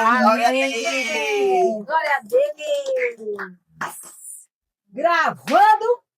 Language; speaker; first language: Portuguese; native; Portuguese